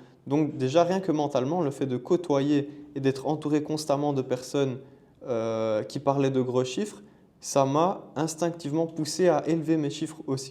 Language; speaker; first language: French; native; French